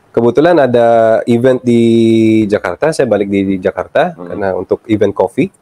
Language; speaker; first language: Indonesian; early bilingual, other home language; Filipino